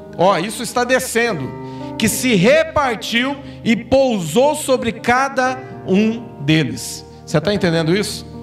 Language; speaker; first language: Portuguese; native; Portuguese